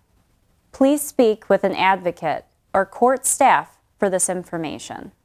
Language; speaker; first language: English; native; English